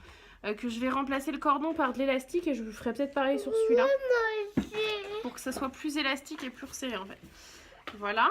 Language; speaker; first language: French; native; French